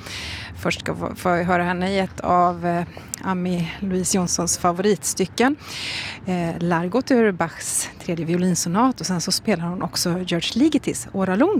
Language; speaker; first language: Swedish; native; Swedish